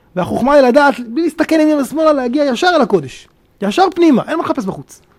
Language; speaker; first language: Hebrew; native; Hebrew